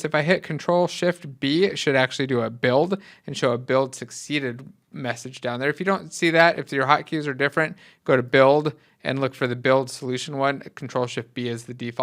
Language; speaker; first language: English; native; English